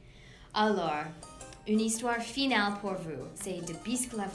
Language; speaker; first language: French; non-native, learner; English